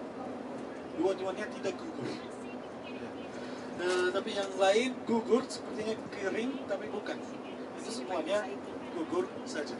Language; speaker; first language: Indonesian; non-native, fluent; Turkish